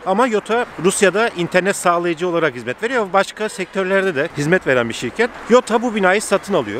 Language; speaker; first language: Turkish; native; Turkish